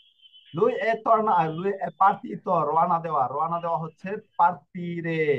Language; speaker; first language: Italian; non-native, fluent; Bangla